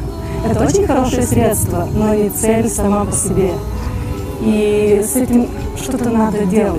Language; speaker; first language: Russian; native; Russian